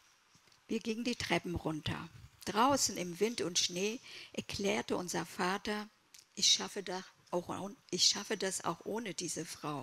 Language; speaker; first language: German; early bilingual, other home language; Kurdish